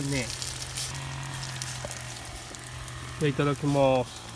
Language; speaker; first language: Japanese; native; Japanese